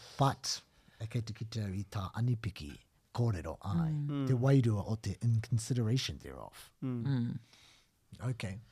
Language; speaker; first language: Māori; non-native, local second language; English